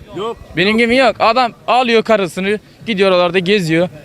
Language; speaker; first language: Turkish; non-native, fluent; Arabic